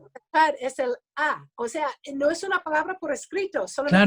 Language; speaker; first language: Spanish; early bilingual, other home language; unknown